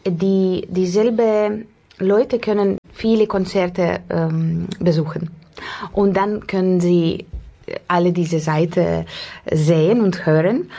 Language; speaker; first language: German; non-native, learner; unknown